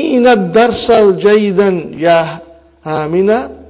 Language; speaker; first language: Arabic; non-native, fluent; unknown